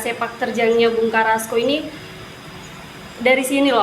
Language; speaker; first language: Indonesian; native; Indonesian